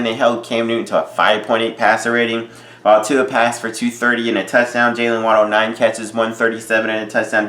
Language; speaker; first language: English; native; English